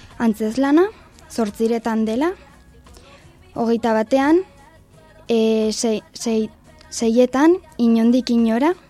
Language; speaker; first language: Basque; non-native, local second language; Spanish